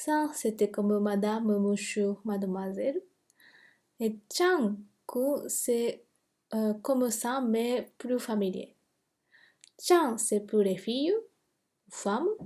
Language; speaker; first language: French; non-native, fluent; Japanese